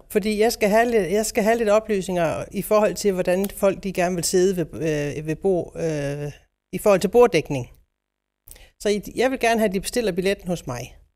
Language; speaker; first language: Danish; native; Danish